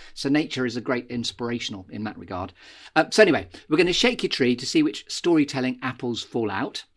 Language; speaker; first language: English; native; English